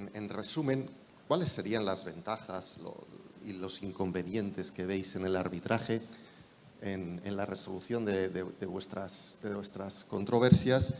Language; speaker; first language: Spanish; native; Spanish